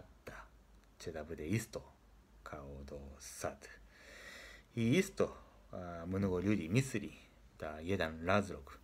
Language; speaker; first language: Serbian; non-native, learner; Japanese